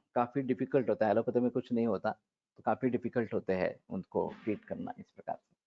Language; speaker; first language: Hindi; non-native, local second language; Marathi